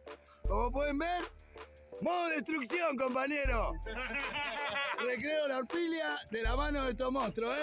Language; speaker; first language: Spanish; native; Spanish